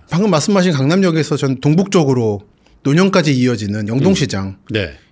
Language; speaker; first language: Korean; native; Korean